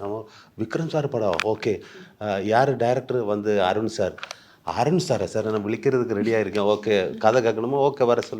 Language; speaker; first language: Tamil; non-native, learner; Malayalam